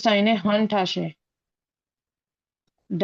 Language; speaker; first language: German; non-native, learner; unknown